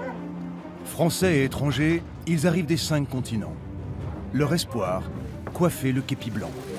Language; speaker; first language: French; native; French